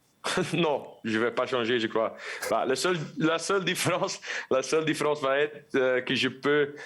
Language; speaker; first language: French; non-native, local second language; Dutch